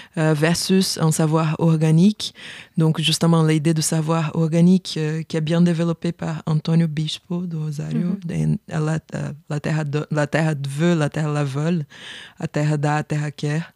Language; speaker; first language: French; non-native, fluent; Portuguese